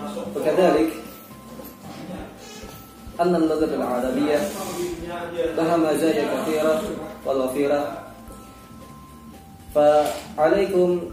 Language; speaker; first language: Arabic; non-native, fluent; Indonesian